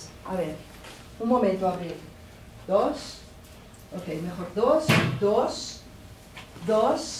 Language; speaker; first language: Spanish; non-native, fluent; Portuguese